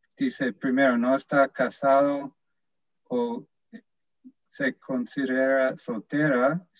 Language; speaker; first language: Spanish; non-native, fluent; English